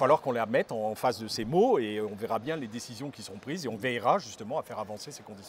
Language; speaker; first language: French; native; French